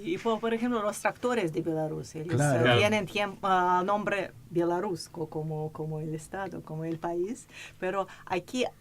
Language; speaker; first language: Spanish; non-native, fluent; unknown